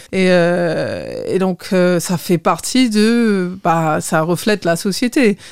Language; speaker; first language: French; non-native, fluent; English